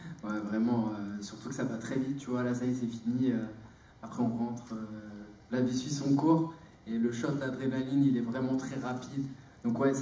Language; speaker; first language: French; native; French